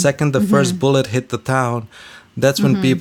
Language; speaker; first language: English; non-native, fluent; Bosnian